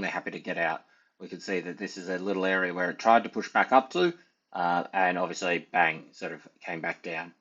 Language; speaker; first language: English; native; English